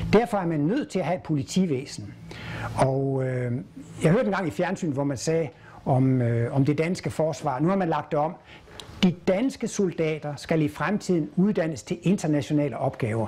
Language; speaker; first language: Danish; native; Danish